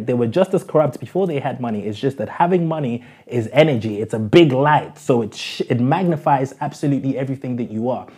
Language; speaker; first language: English; native; English